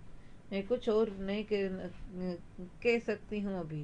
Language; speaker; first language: Hindi; non-native, local second language; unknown